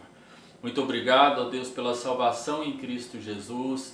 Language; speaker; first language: Portuguese; native; Portuguese